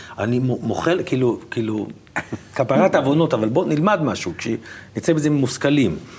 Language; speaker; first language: Hebrew; native; Hebrew